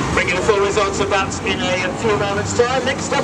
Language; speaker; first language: English; native; English